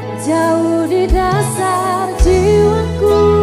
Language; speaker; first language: Indonesian; native; Indonesian